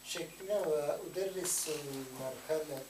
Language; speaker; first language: Arabic; non-native, learner; English